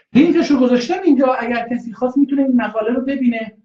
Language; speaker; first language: Persian; non-native, local second language; Azerbaijani